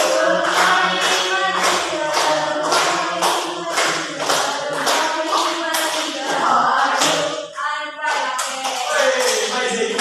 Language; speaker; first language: English; non-native, learner; Indonesian